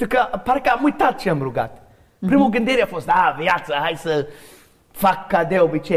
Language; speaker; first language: Romanian; non-native, learner; English